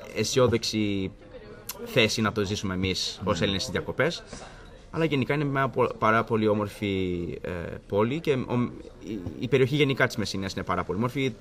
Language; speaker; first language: Greek; early bilingual, heritage; Greek